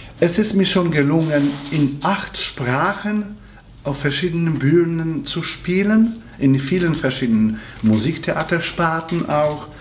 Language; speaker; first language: German; non-native, fluent; Polish